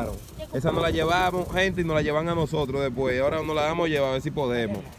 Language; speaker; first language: Spanish; native; Spanish